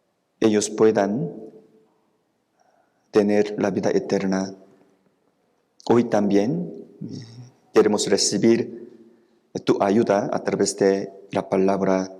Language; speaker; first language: Spanish; non-native, fluent; Korean